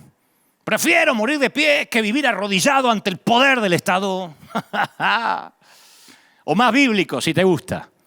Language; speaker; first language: Spanish; native; Spanish